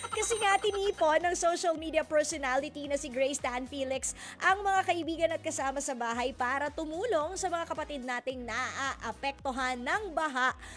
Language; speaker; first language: Filipino; native; Filipino